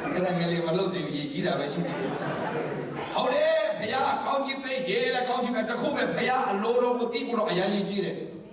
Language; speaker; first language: Burmese; non-native, local second language; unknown